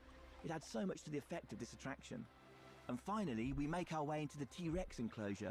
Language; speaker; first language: English; native; English